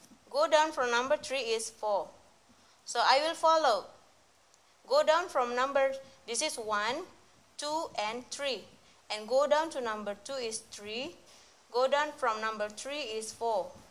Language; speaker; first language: English; non-native, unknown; Indonesian